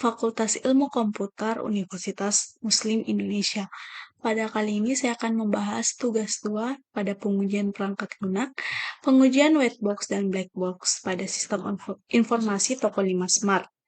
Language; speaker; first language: Indonesian; native; Indonesian